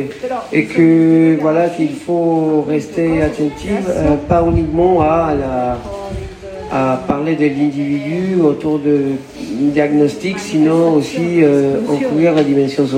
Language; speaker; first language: French; non-native, fluent; Spanish